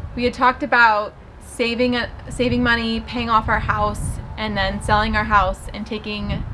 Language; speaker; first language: English; native; English